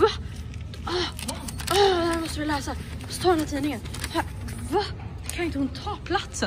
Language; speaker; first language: Swedish; native; Swedish